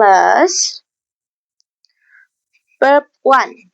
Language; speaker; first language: English; non-native, learner; Indonesian